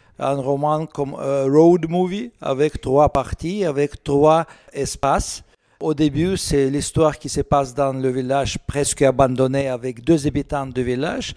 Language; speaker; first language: French; non-native, learner; Russian